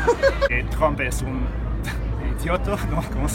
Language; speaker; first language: Spanish; non-native, learner; French